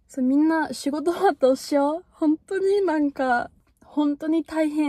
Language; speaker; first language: Japanese; non-native, fluent; English